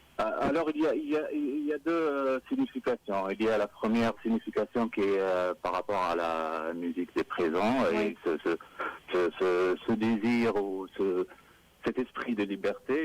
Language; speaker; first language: French; non-native, local second language; Arabic